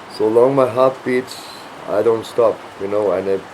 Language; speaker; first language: English; non-native, fluent; Danish